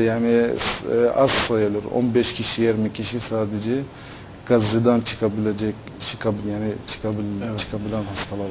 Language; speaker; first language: Turkish; non-native, fluent; Arabic